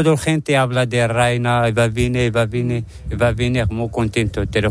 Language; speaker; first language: Spanish; non-native, learner; Arabic